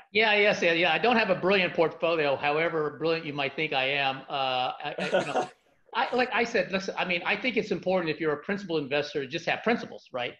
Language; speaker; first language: English; native; English